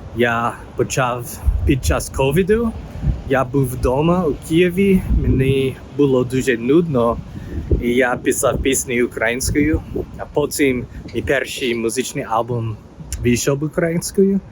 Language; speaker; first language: Ukrainian; non-native, fluent; English